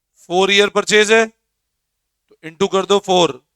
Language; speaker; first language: Hindi; native; Hindi